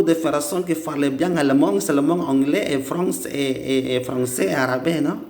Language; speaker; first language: French; non-native, learner; Indonesian